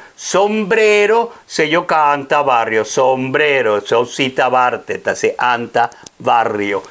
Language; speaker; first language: Finnish; non-native, fluent; Spanish